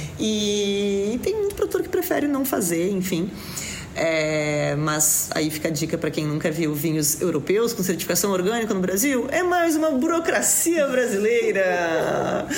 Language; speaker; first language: Portuguese; native; Portuguese